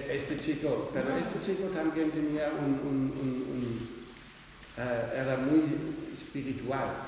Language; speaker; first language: Spanish; non-native, learner; Dutch